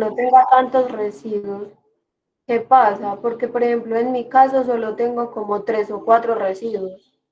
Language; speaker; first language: Spanish; native; Spanish